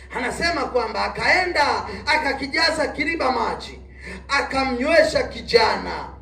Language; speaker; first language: Swahili; native; Swahili